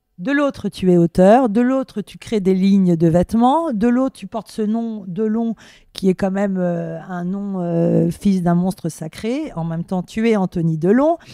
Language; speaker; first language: French; native; French